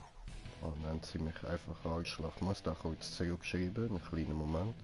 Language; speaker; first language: German; native; German